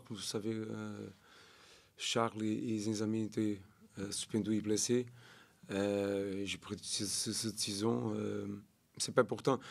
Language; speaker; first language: French; non-native, learner; Portuguese